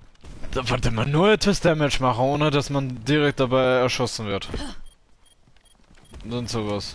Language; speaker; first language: German; native; German